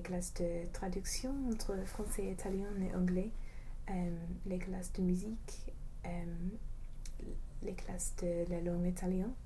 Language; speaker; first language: French; non-native, fluent; English